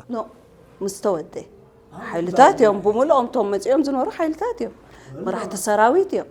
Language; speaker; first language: Tigrinya; non-native, local second language; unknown